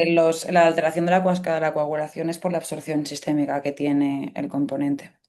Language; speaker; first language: Spanish; native; Spanish